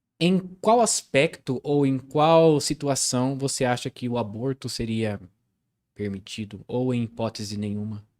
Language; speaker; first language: Portuguese; native; Portuguese